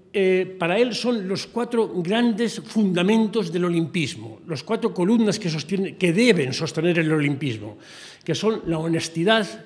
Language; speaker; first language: Spanish; native; Spanish